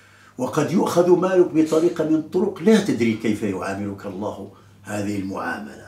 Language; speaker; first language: Arabic; native; Arabic